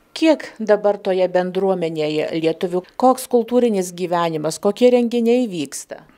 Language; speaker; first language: Lithuanian; native; Lithuanian